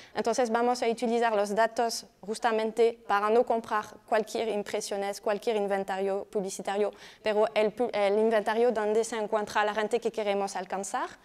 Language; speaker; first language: Spanish; non-native, fluent; French